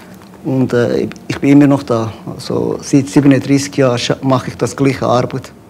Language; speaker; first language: German; non-native, fluent; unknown